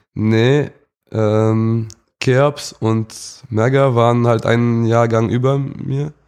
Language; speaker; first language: German; early bilingual, other home language; English